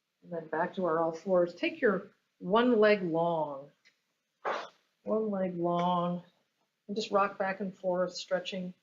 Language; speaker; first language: English; native; English